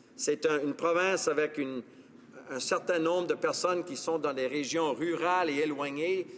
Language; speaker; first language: French; non-native, local second language; English